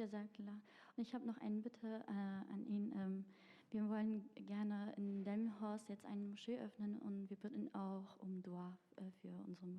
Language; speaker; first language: German; early bilingual, other home language; Turkish